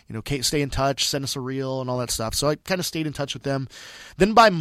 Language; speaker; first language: English; native; English